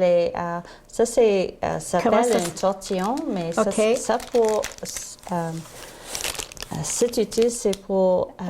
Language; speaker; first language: French; non-native, learner; English